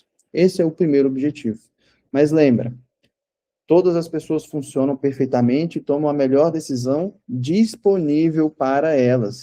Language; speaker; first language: Portuguese; native; Portuguese